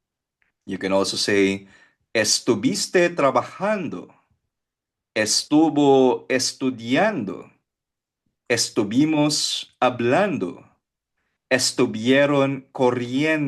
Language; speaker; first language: Spanish; non-native, fluent; Filipino